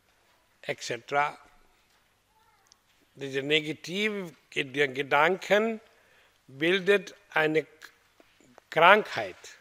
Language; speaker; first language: German; non-native, learner; Hindi